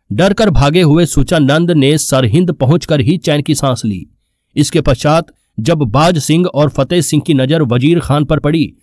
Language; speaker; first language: Hindi; non-native, local second language; Punjabi